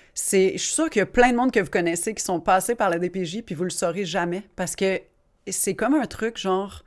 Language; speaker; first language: French; native; French